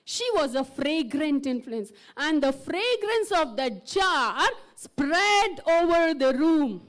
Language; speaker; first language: English; non-native, local second language; Kannada